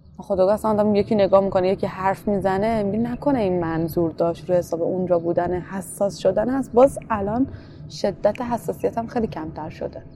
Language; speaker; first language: Persian; native; Persian